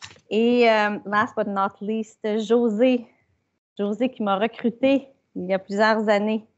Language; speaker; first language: French; native; French